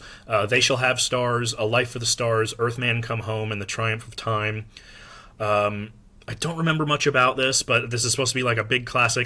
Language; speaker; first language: English; native; English